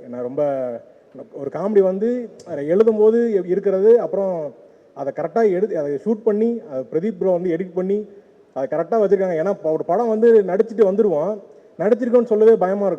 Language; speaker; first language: Tamil; native; Tamil